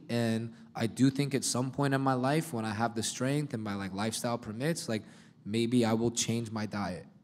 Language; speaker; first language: English; native; English